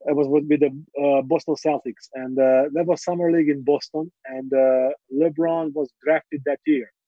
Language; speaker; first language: English; non-native, fluent; Hungarian